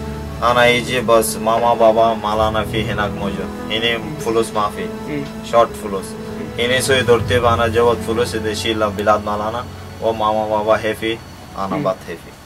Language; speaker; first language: Arabic; non-native, learner; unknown